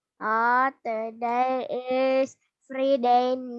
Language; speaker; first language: English; non-native, learner; Indonesian